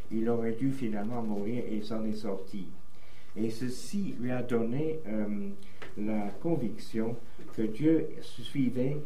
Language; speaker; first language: French; native; French